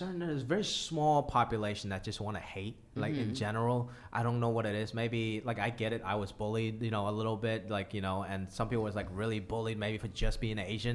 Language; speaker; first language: English; early bilingual, other home language; Cantonese